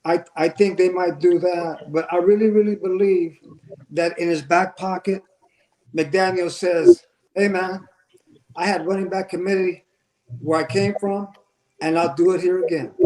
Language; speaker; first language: English; native; English